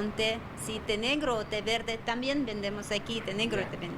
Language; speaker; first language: Spanish; non-native, learner; Russian